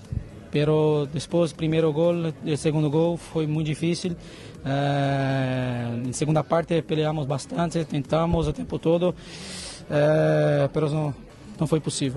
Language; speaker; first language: Spanish; non-native, fluent; Portuguese